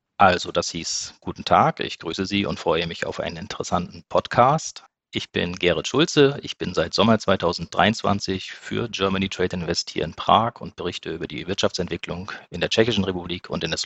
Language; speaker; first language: German; native; German